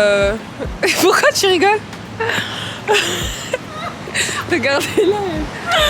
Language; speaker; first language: French; native; French